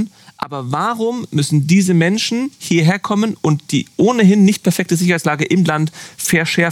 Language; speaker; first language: German; native; German